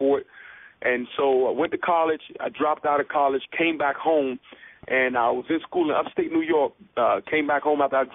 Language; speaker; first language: English; native; English